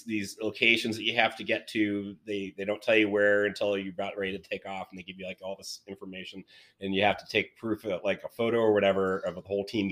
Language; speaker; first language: English; native; English